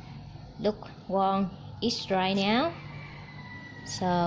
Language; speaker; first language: English; non-native, learner; Vietnamese